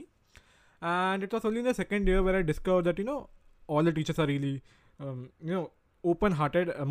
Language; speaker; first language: English; non-native, local second language; Hindi